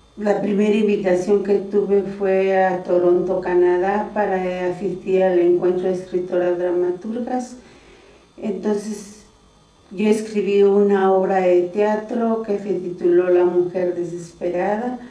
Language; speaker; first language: Spanish; non-native, local second language; Tzotzil